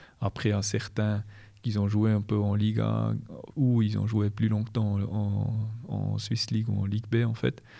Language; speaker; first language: French; non-native, local second language; German